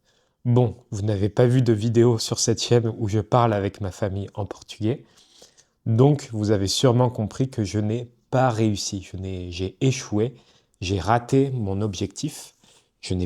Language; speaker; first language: French; native; French